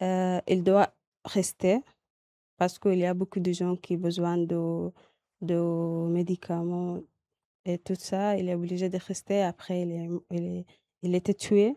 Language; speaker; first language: French; non-native, learner; Arabic